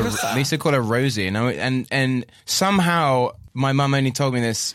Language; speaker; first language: English; native; English